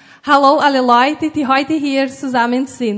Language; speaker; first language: German; early bilingual, heritage; Portuguese